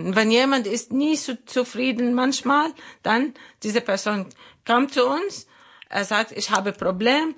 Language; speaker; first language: German; non-native, learner; Arabic